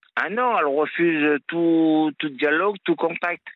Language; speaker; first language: French; native; French